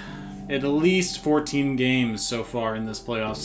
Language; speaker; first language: English; native; English